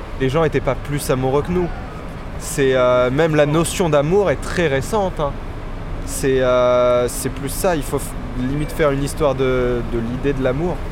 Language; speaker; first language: French; native; French